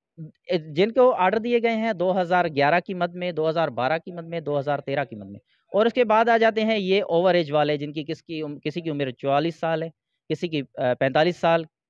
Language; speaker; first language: Urdu; non-native, local second language; Sindhi